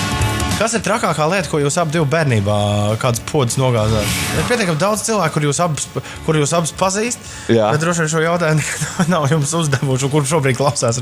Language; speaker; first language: Latvian; native; Latvian